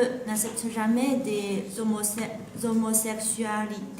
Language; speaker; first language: French; non-native, learner; Chinese